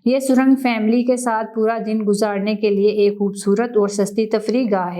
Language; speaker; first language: Urdu; native; Urdu